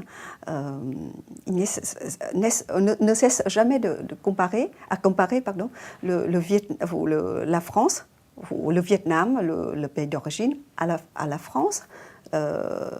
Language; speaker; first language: French; non-native, fluent; Vietnamese